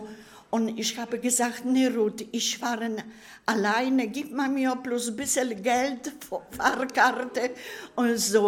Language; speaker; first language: German; non-native, learner; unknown